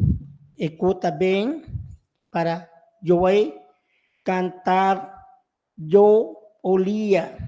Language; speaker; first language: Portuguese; non-native, learner; Spanish